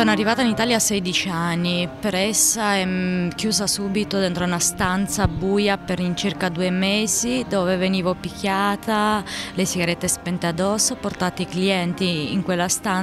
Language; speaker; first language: Italian; non-native, fluent; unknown